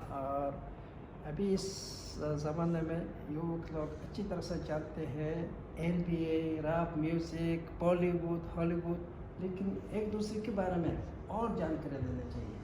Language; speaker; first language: Hindi; non-native, fluent; Mongolian